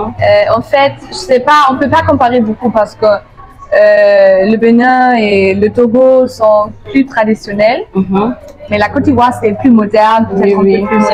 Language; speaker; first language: French; non-native, fluent; German